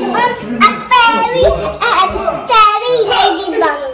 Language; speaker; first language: German; early bilingual, other home language; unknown